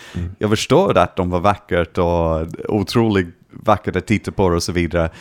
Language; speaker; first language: Swedish; non-native, fluent; English